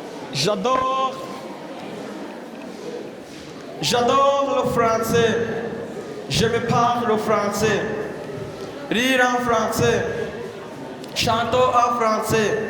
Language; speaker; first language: French; non-native, learner; Kinyarwanda